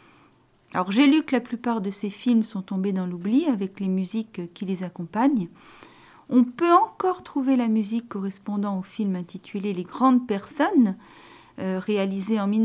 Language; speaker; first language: French; native; French